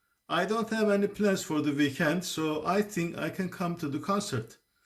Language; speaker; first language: English; non-native, fluent; Turkish